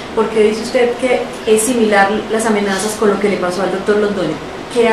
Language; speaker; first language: Spanish; native; Spanish